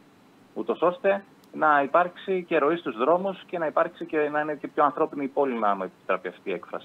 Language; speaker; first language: Greek; native; Greek